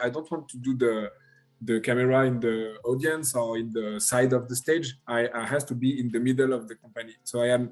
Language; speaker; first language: English; non-native, learner; French